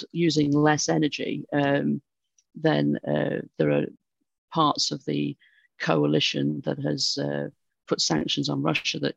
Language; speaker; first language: English; native; English